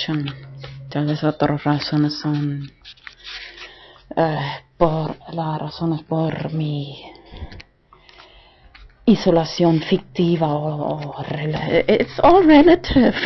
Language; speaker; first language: Spanish; non-native, fluent; German